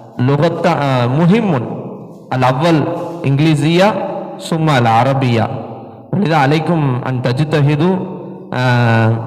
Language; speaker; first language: Arabic; non-native, fluent; Tamil